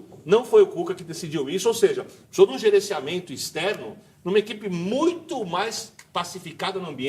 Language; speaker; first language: Portuguese; native; Portuguese